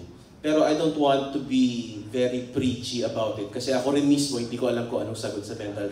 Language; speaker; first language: Filipino; native; Filipino